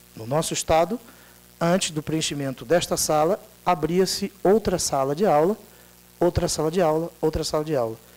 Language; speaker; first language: Portuguese; native; Portuguese